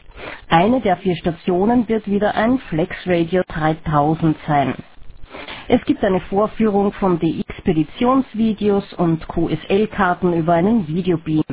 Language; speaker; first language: German; native; German